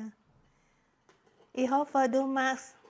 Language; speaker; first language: German; non-native, learner; Indonesian